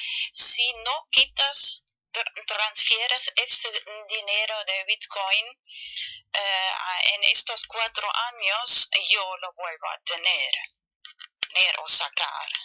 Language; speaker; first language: Spanish; non-native, fluent; German